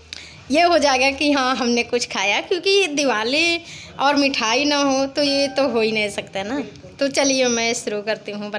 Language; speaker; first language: Hindi; native; Hindi